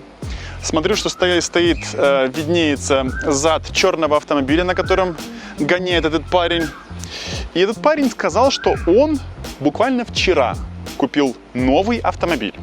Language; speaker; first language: Russian; native; Russian